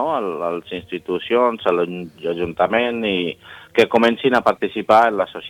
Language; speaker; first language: Catalan; non-native, learner; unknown